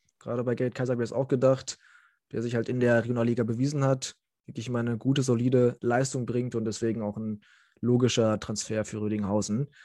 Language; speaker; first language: German; native; German